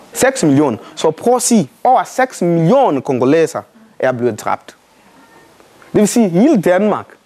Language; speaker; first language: Danish; non-native, fluent; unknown